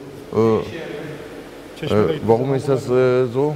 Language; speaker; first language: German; non-native, fluent; Turkish